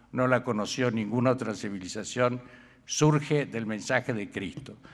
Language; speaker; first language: Spanish; native; Spanish